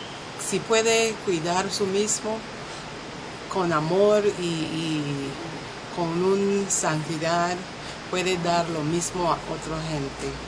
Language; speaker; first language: Spanish; non-native, local second language; English